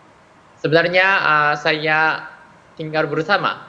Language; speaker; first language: Indonesian; non-native, fluent; Japanese